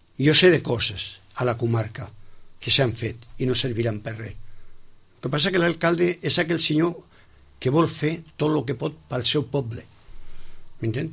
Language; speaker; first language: Catalan; non-native, local second language; Spanish